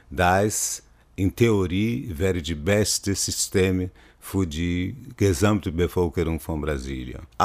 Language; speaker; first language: German; non-native, fluent; Portuguese